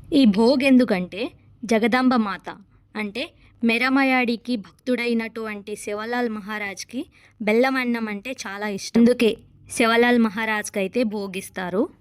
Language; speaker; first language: Telugu; non-native, local second language; Lambadi